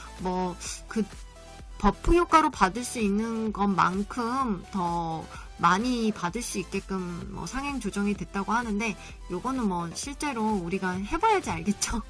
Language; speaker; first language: Korean; native; Korean